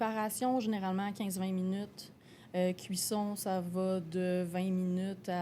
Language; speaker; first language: French; native; French